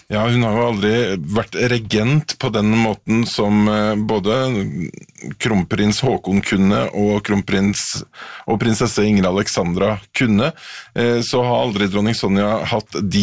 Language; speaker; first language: Norwegian; native; Norwegian